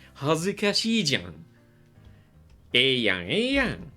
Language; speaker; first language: Japanese; non-native, learner; English